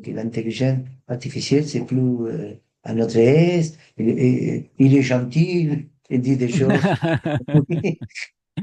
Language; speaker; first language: French; non-native, fluent; Spanish